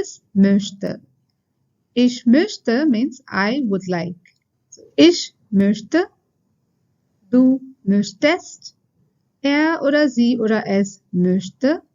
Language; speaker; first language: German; non-native, fluent; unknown